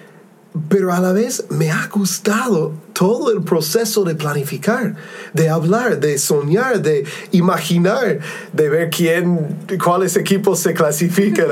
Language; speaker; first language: Spanish; non-native, fluent; English